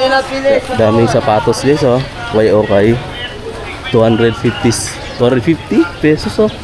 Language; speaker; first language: Filipino; non-native, local second language; Waray